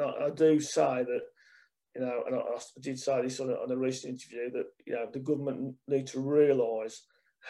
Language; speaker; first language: English; native; English